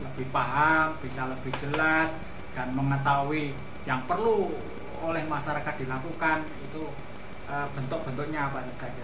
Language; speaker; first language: Indonesian; native; Indonesian